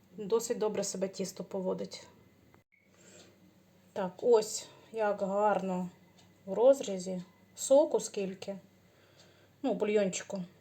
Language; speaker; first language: Ukrainian; native; Ukrainian